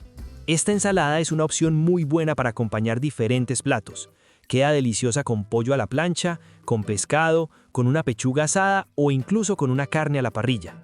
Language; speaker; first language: Spanish; native; Spanish